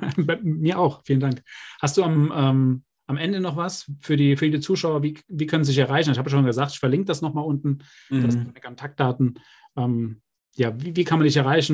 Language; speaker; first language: German; native; German